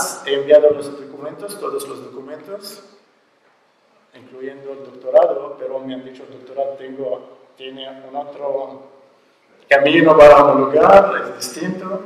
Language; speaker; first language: Spanish; non-native, learner; Arabic